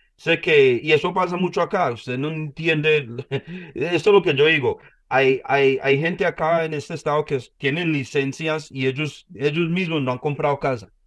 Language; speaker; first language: Spanish; early bilingual, heritage; Spanish